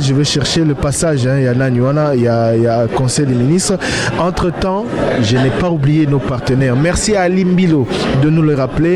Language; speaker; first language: French; non-native, local second language; Lingala